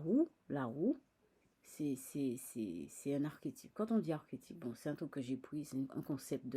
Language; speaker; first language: French; native; French